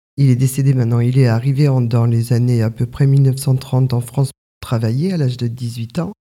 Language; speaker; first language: French; native; French